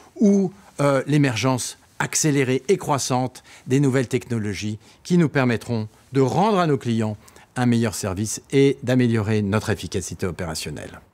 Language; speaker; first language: French; native; French